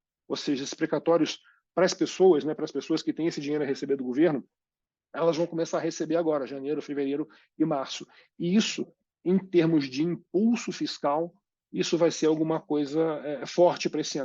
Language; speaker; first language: Portuguese; native; Portuguese